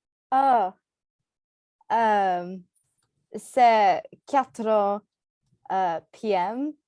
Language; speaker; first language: French; non-native, learner; English